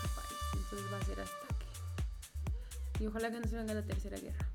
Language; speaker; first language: Spanish; native; Spanish